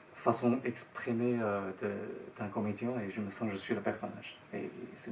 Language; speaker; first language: French; non-native, learner; Chinese